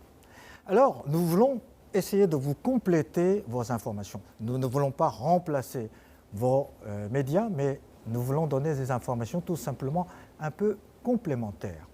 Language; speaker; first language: French; non-native, fluent; Chinese